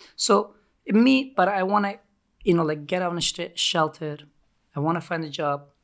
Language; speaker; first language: English; non-native, learner; Turkish